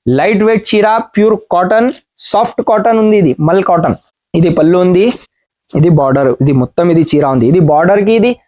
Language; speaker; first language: Telugu; non-native, learner; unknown